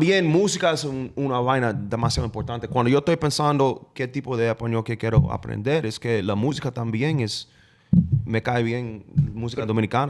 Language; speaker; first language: Spanish; non-native, fluent; English